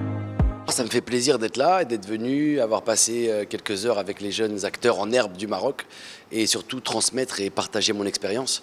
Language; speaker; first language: French; early bilingual, other home language; Arabic